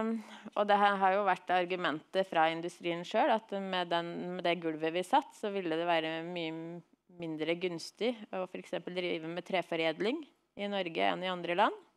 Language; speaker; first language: Norwegian; native; Norwegian